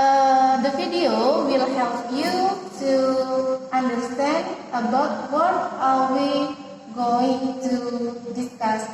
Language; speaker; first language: English; non-native, fluent; Indonesian